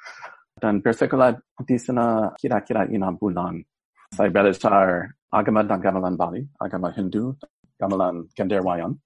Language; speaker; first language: Indonesian; non-native, fluent; English